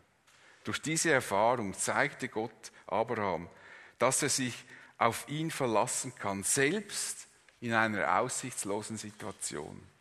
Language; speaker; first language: German; native; German